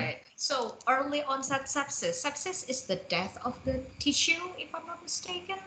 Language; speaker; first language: English; non-native, fluent; Indonesian